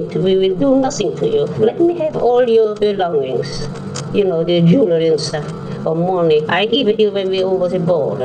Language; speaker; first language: English; non-native, learner; German